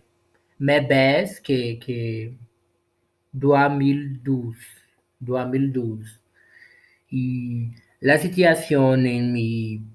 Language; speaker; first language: French; non-native, learner; Portuguese